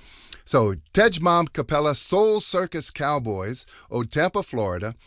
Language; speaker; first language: Czech; non-native, learner; English